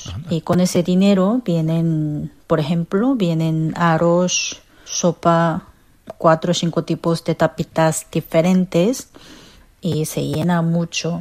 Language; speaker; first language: Spanish; non-native, fluent; Korean